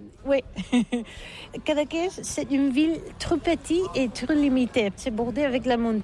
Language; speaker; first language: French; non-native, learner; Catalan